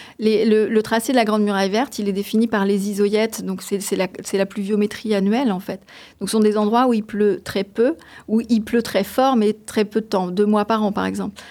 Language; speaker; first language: French; native; French